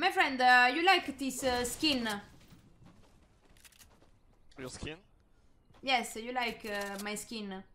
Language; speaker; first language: English; non-native, learner; Italian